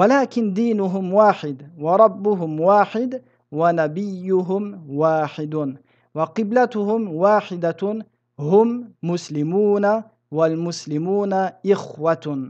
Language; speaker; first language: Arabic; non-native, fluent; French